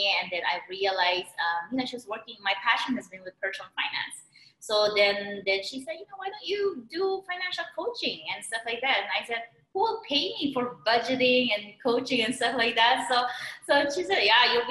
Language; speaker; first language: English; non-native, local second language; Filipino